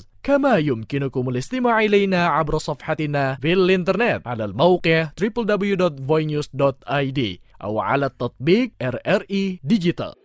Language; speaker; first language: Arabic; non-native, fluent; Indonesian